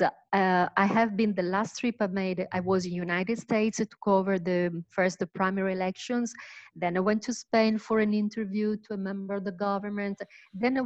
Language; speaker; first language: English; non-native, fluent; Italian